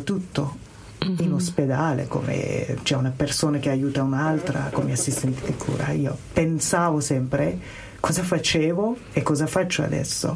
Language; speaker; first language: Italian; non-native, learner; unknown